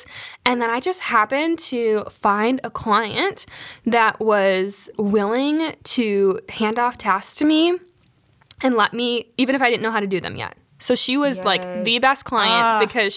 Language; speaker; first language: English; native; English